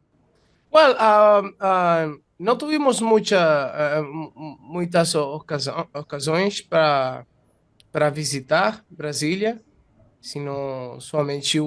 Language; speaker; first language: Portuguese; non-native, fluent; Italian